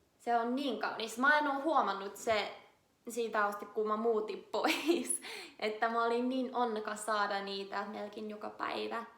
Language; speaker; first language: Finnish; non-native, learner; English